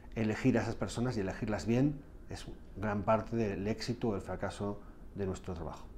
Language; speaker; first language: Spanish; native; Spanish